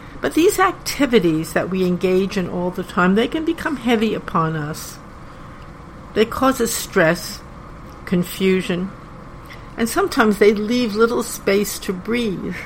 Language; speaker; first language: English; native; English